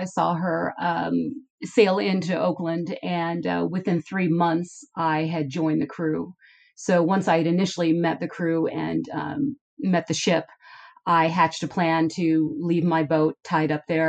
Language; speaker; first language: English; native; English